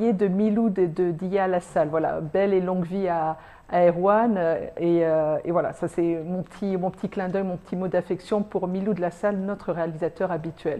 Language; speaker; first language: French; native; French